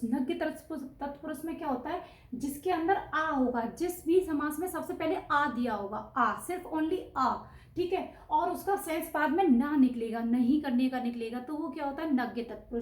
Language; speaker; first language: Hindi; native; Hindi